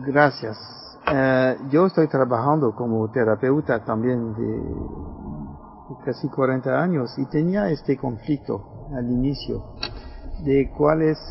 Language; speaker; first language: Spanish; non-native, fluent; French